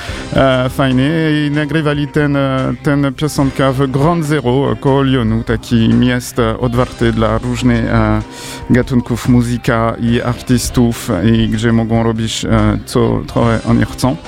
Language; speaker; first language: Polish; non-native, learner; French